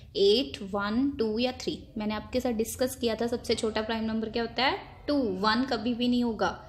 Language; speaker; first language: Hindi; non-native, local second language; Punjabi